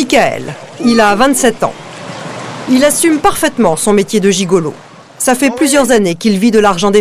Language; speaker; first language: French; native; French